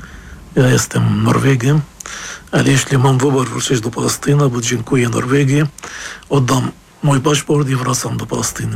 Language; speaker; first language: Polish; non-native, fluent; Arabic